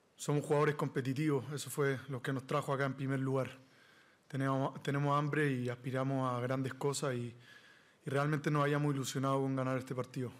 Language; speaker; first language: Spanish; native; Spanish